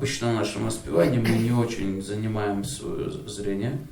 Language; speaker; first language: Russian; native; Russian